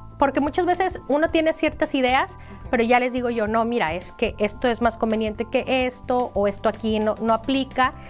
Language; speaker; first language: Spanish; native; Spanish